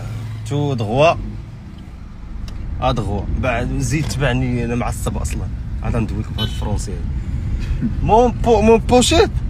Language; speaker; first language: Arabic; native; Arabic